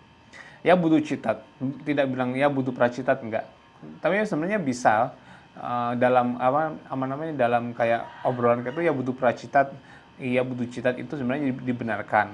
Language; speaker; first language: Indonesian; native; Indonesian